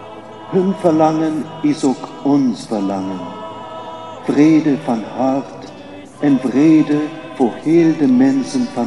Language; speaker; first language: Dutch; non-native, fluent; German